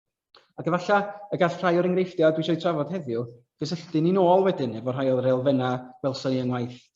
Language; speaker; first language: Welsh; native; Welsh